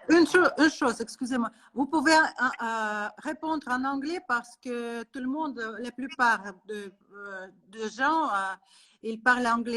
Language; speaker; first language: French; non-native, learner; Russian